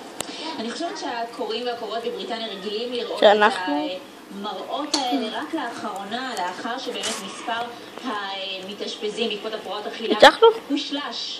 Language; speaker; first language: Hebrew; native; Hebrew